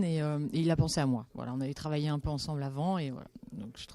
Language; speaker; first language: French; native; French